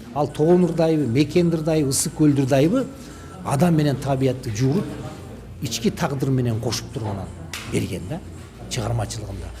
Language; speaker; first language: Kyrgyz; native; Kyrgyz